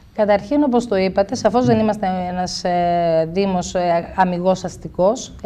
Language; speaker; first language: Greek; native; Greek